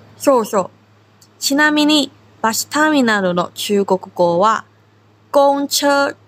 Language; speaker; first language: Japanese; non-native, fluent; Chinese